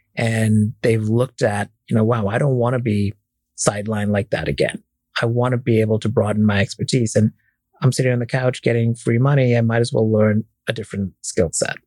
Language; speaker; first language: English; non-native, fluent; Arabic